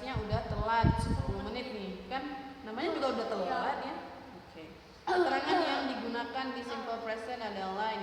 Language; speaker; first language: Indonesian; native; Indonesian